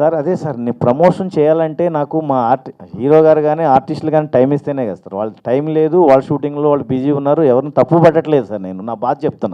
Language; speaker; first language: Telugu; native; Telugu